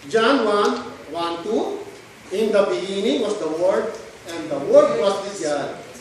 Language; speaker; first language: English; non-native, local second language; Filipino